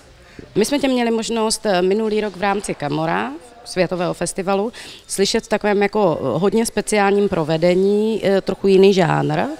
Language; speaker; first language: Czech; native; Czech